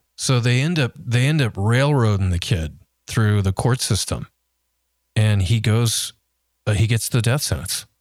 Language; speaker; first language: English; native; English